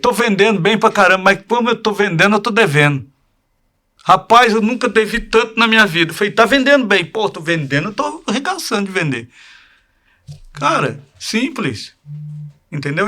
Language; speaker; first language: Portuguese; native; Portuguese